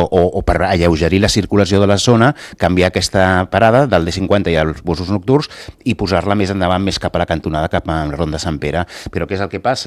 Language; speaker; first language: Catalan; native; Catalan